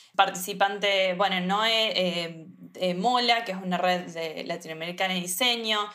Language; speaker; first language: Spanish; native; Spanish